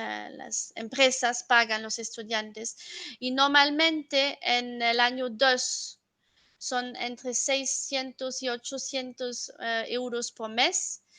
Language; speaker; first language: Spanish; non-native, fluent; French